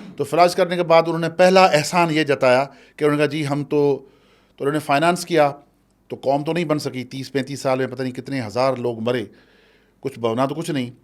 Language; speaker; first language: Urdu; non-native, local second language; Sindhi